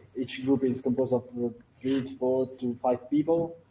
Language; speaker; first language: English; non-native, fluent; Italian